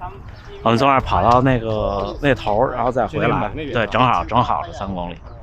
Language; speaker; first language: Chinese; native; Chinese